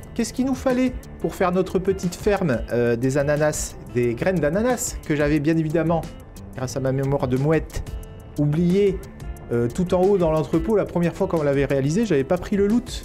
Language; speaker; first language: French; native; French